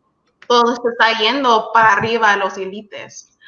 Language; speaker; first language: Spanish; early bilingual, heritage; English